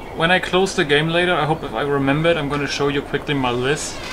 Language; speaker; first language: English; non-native, fluent; German